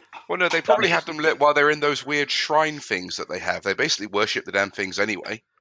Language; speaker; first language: English; native; English